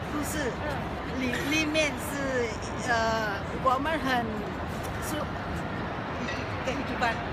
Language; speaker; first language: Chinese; non-native, learner; Indonesian